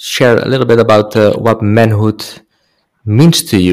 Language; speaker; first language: English; non-native, fluent; Dutch